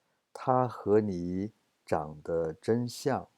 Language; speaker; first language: Chinese; non-native, fluent; English